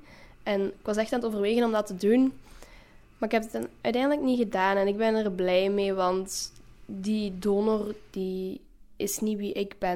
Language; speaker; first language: Dutch; native; Dutch